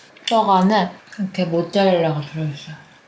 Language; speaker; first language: Korean; native; Korean